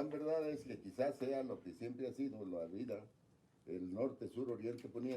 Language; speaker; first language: Spanish; native; Spanish